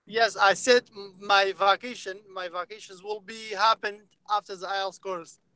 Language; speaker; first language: English; non-native, fluent; Kurdish